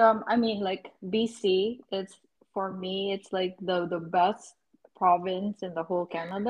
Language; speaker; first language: English; non-native, local second language; Cebuano